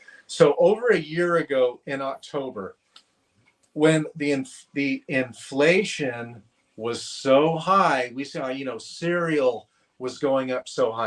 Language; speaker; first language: English; native; English